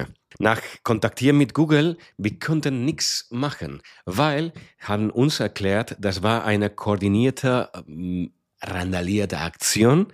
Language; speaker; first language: German; non-native, fluent; Spanish